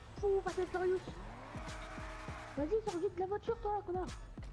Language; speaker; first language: French; native; French